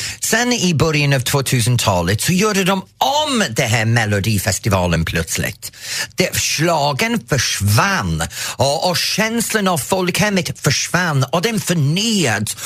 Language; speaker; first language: Swedish; non-native, fluent; English